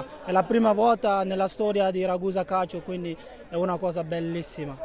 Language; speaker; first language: Italian; non-native, fluent; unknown